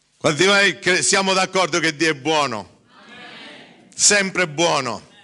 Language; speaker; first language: Italian; early bilingual, heritage; English